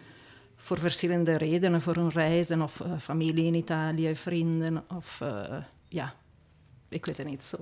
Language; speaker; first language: Dutch; non-native, fluent; Italian